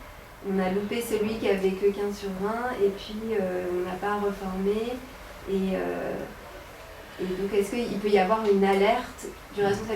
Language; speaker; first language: French; native; French